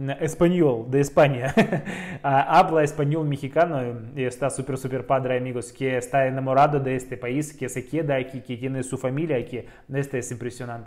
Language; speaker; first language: Spanish; non-native, learner; Russian